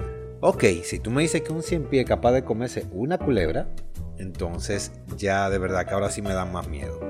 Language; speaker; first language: Spanish; native; Spanish